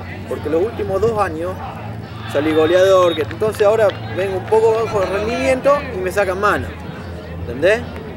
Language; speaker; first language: Spanish; native; Spanish